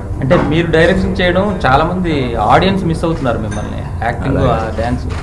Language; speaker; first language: Telugu; native; Telugu